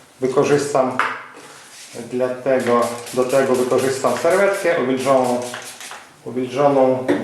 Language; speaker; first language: Polish; non-native, fluent; Ukrainian